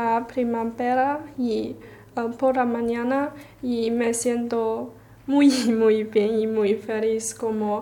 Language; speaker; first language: Spanish; non-native, learner; Chinese